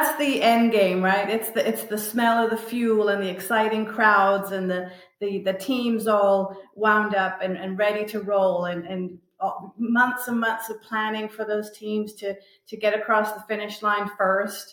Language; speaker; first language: English; native; English